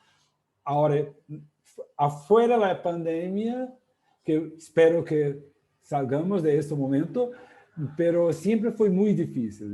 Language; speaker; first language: Spanish; non-native, fluent; Portuguese